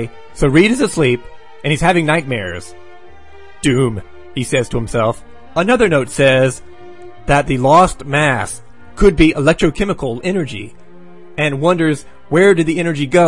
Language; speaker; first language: English; native; English